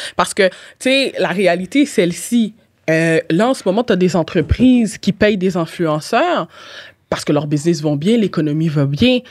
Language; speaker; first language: French; native; French